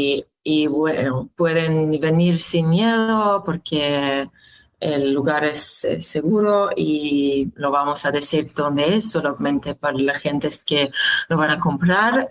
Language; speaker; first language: Spanish; non-native, learner; Hebrew